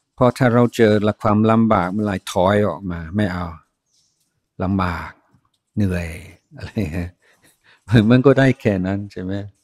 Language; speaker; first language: Thai; non-native, fluent; English